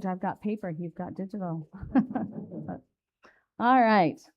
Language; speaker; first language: English; native; English